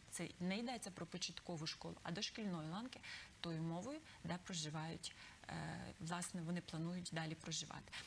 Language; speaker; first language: Ukrainian; native; Ukrainian